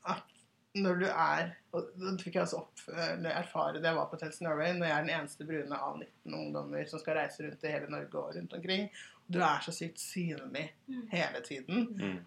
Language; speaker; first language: Norwegian; early bilingual, other home language; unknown